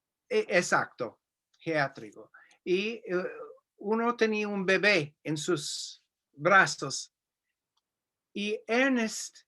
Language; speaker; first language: Spanish; non-native, fluent; English